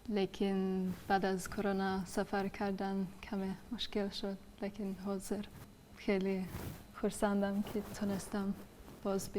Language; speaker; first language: Persian; non-native, fluent; English